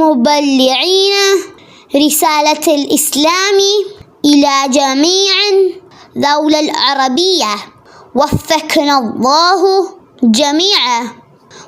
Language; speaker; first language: Arabic; non-native, learner; Malayalam